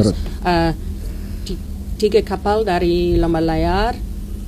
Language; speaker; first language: Indonesian; non-native, learner; English